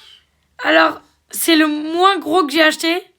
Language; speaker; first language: French; native; French